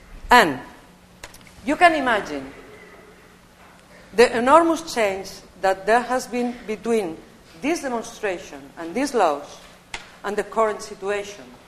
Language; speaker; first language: English; non-native, learner; Catalan